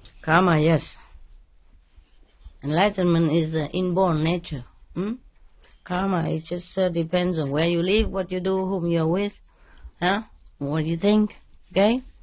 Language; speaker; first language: English; non-native, fluent; Vietnamese